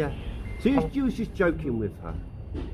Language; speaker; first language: English; native; English